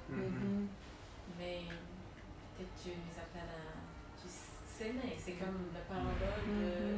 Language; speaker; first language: French; non-native, learner; English